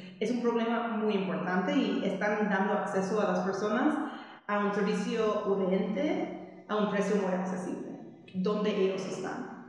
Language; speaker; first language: Spanish; non-native, fluent; English